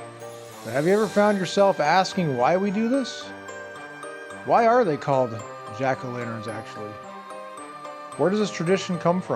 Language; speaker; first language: English; native; English